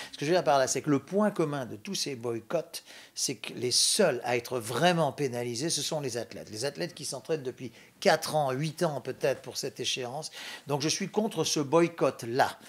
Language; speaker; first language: French; native; French